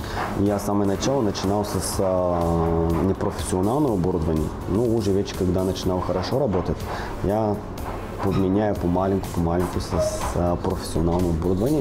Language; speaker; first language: Russian; non-native, learner; Bulgarian